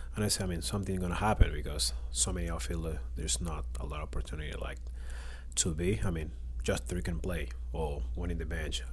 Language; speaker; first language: English; non-native, learner; Spanish